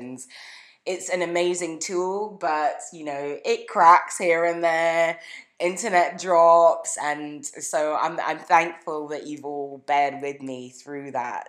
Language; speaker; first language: English; native; English